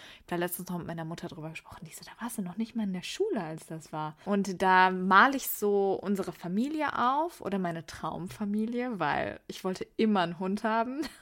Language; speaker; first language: German; early bilingual, other home language; Persian